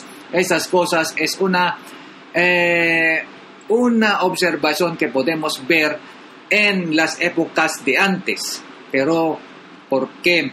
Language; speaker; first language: Spanish; non-native, learner; Filipino